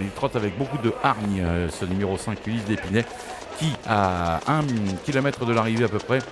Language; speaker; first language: French; native; French